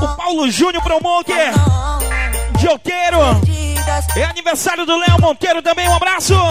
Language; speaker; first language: Portuguese; native; Portuguese